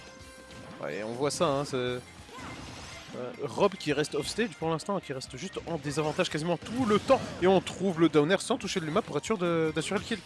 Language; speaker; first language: French; native; French